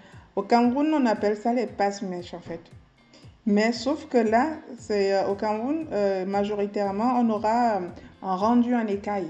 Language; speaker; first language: French; native; French